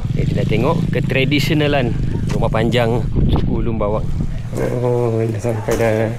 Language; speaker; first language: Malay; native; Malay